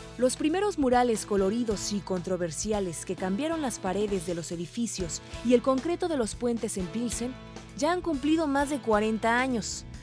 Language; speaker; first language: Spanish; native; Spanish